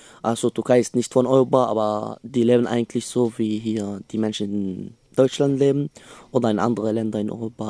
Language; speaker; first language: German; non-native, learner; Arabic